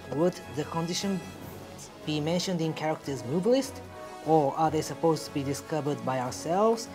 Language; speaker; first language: English; non-native, fluent; Japanese